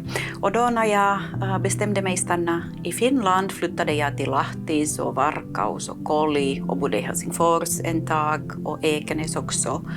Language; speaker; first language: Swedish; non-native, fluent; Catalan